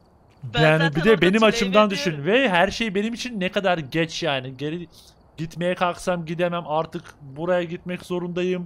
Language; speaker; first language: Turkish; native; Turkish